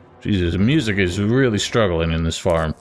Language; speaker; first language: English; native; English